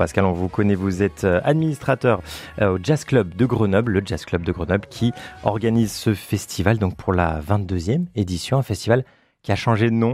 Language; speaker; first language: French; native; French